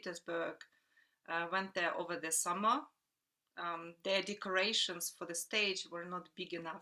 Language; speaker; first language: English; non-native, fluent; Russian